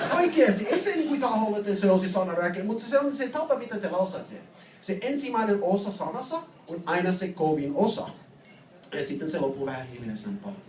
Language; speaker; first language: Finnish; non-native, learner; English